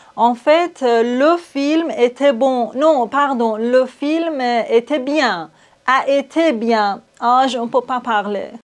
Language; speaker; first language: French; non-native, fluent; Persian